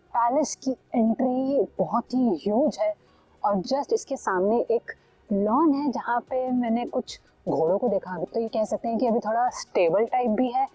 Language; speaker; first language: Hindi; native; Hindi